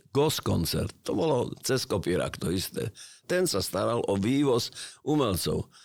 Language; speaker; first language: Slovak; native; Slovak